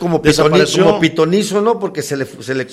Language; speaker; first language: Spanish; native; Spanish